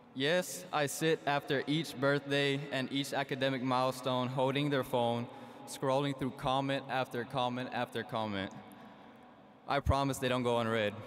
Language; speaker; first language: English; early bilingual, other home language; Spanish